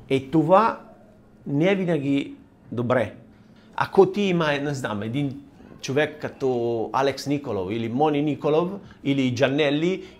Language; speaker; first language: Bulgarian; non-native, learner; Italian